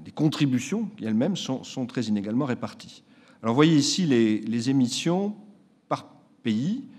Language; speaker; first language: French; native; French